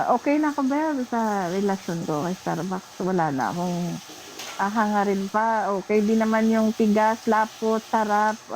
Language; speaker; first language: Filipino; non-native, local second language; Hiligaynon